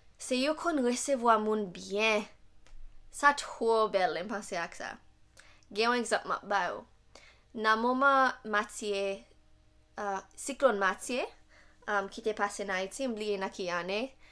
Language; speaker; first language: Haitian Creole; non-native, learner; English